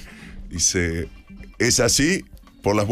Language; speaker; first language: Spanish; native; Spanish